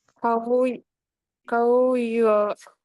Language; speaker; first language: Chinese; non-native, learner; Kyrgyz